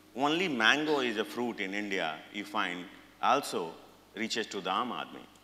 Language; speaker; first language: English; non-native, local second language; Hindi